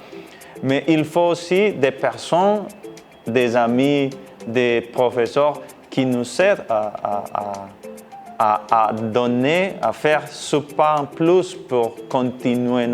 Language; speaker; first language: French; non-native, fluent; Spanish